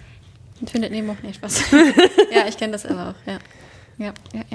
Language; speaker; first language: German; native; German